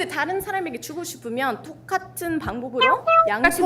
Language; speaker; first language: Korean; non-native, fluent; Spanish